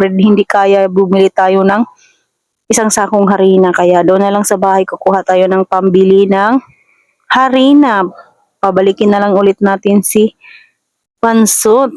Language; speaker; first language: Filipino; non-native, local second language; Masbatenyo